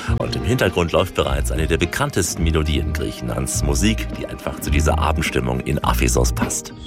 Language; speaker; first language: German; native; German